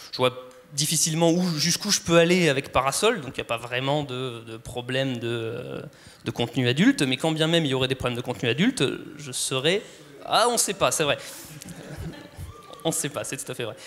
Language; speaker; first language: French; native; French